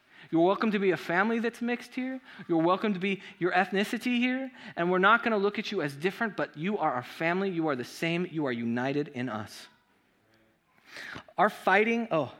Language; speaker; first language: English; native; English